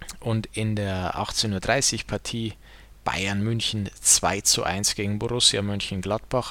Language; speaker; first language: German; native; German